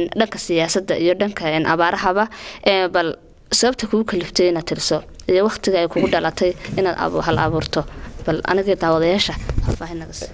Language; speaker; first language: Somali; native; Somali